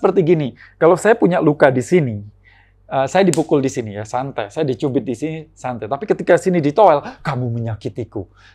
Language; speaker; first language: Indonesian; native; Indonesian